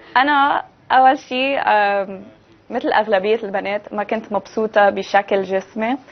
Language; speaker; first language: Arabic; early bilingual, heritage; Arabic